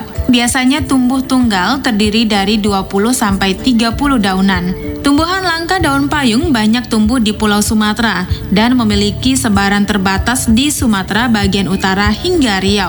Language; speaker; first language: Indonesian; native; Indonesian